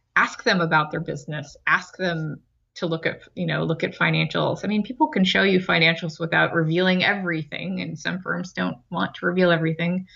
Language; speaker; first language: English; native; English